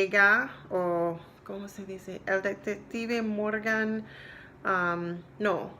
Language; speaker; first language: Spanish; non-native, learner; English